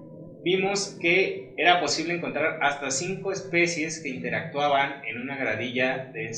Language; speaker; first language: Spanish; native; Spanish